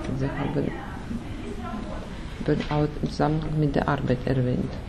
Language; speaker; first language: German; non-native, learner; Russian